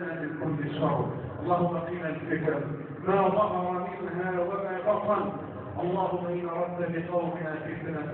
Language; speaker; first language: Arabic; native; Arabic